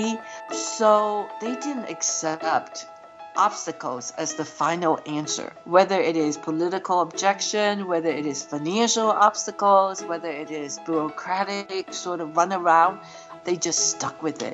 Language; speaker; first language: English; non-native, local second language; Cantonese